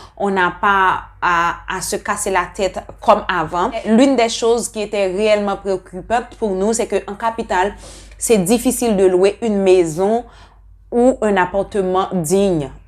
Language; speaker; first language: French; non-native, local second language; Haitian Creole